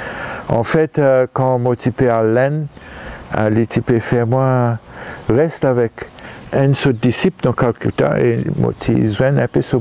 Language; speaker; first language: French; non-native, local second language; Morisyen